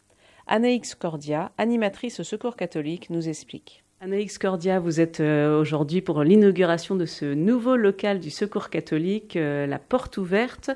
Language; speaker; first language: French; native; French